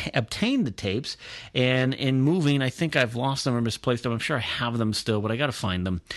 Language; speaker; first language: English; native; English